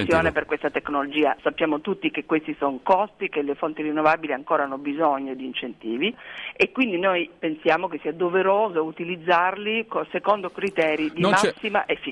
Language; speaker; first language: Italian; native; Italian